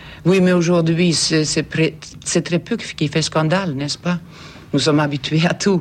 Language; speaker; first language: French; non-native, fluent; Swedish